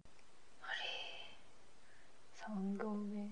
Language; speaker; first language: Korean; non-native, learner; Japanese